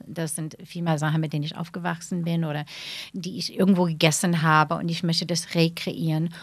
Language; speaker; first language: German; non-native, fluent; English